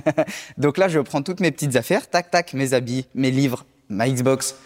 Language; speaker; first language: French; native; French